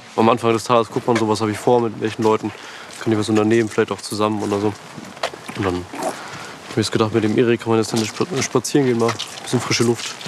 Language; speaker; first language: German; native; German